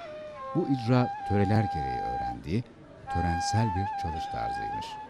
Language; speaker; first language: Turkish; native; Turkish